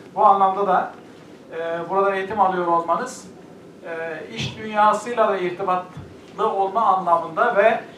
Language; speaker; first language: Turkish; native; Turkish